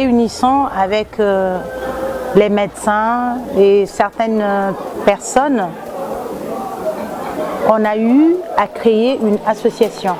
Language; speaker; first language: French; non-native, local second language; Lingala